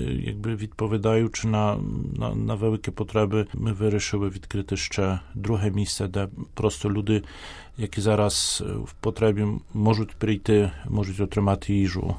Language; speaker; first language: Ukrainian; non-native, fluent; Polish